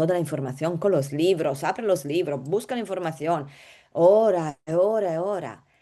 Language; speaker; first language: Spanish; non-native, learner; Italian